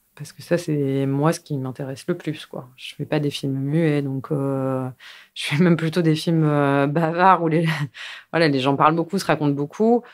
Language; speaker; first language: French; native; French